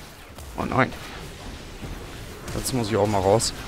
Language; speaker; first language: German; native; German